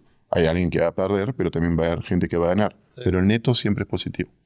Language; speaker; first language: Spanish; native; Spanish